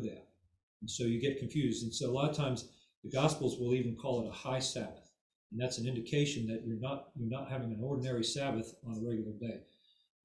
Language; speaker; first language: English; native; English